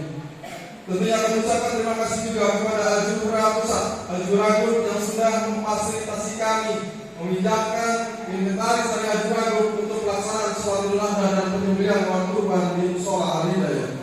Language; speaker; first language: Indonesian; native; Indonesian